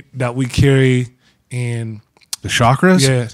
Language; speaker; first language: English; native; English